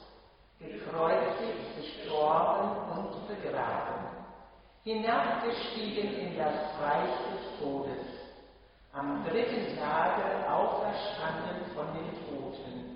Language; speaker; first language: German; native; German